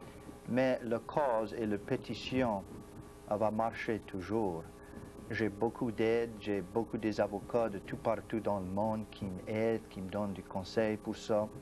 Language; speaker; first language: French; non-native, local second language; English